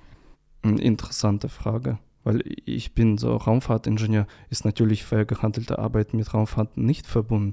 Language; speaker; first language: German; non-native, learner; Russian